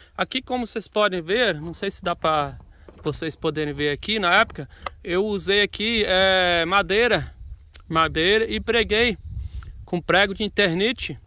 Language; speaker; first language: Portuguese; native; Portuguese